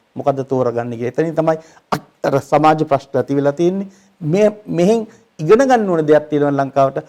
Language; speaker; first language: Sinhala; non-native, local second language; Tamil